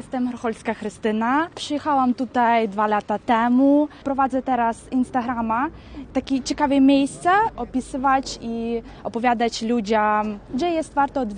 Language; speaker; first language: Polish; non-native, learner; Ukrainian